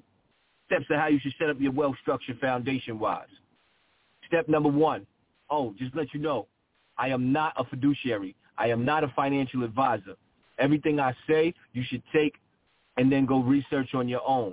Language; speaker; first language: English; native; English